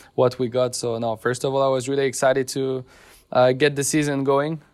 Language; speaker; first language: English; non-native, fluent; French